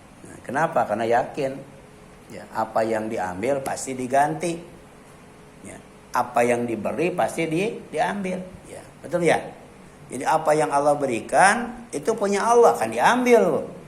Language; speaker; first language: Indonesian; native; Indonesian